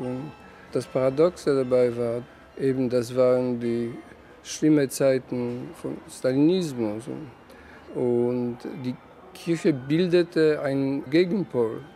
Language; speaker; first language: German; non-native, fluent; Polish